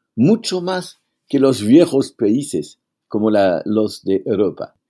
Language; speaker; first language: Spanish; non-native, fluent; French